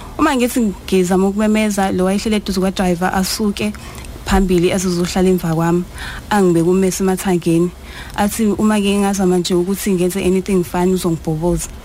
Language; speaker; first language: Zulu; native; Zulu